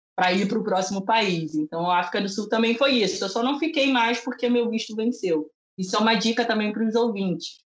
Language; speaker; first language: Portuguese; native; Portuguese